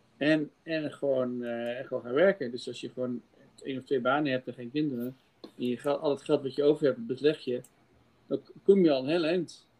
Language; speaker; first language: Dutch; native; Dutch